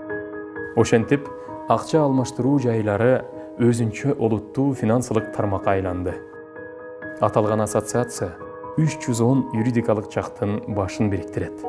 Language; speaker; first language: Kyrgyz; native; Kyrgyz